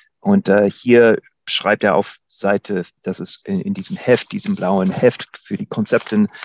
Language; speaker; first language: German; non-native, fluent; English